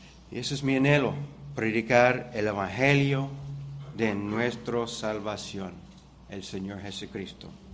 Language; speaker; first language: Spanish; non-native, fluent; English